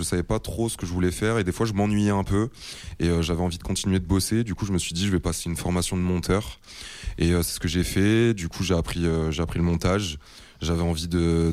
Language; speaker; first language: French; native; French